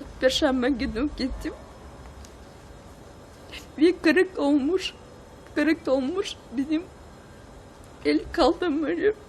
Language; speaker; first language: Turkish; non-native, learner; Russian